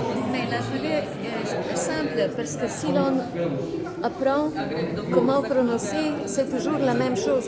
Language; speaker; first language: French; non-native, fluent; Slovenian